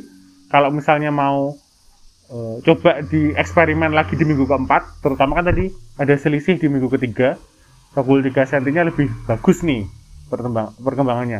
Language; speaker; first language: Indonesian; native; Indonesian